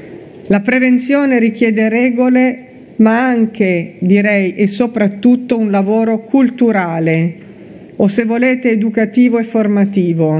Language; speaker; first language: Italian; native; Italian